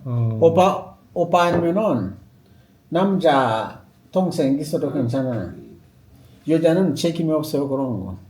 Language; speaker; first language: Korean; non-native, learner; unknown